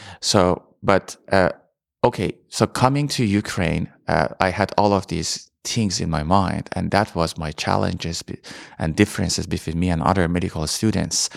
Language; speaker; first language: English; non-native, fluent; Persian